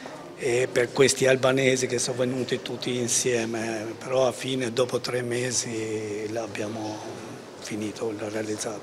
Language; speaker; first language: Italian; non-native, fluent; Albanian